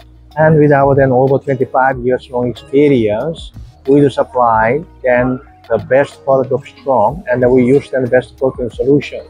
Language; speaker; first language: English; non-native, learner; Korean